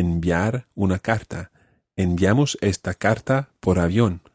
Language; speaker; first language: Spanish; non-native, fluent; English